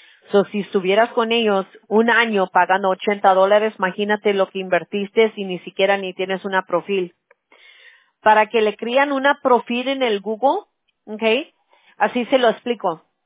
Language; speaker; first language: Spanish; early bilingual, other home language; English